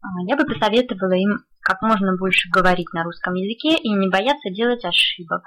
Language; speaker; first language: Russian; native; Russian